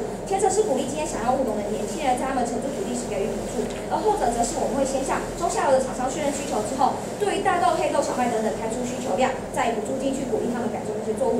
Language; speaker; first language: Chinese; native; Chinese